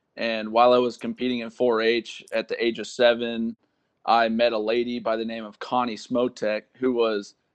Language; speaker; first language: English; native; English